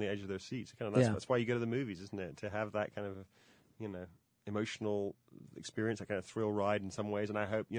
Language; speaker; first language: English; native; English